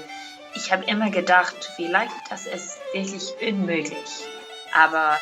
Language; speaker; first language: German; non-native, fluent; Irish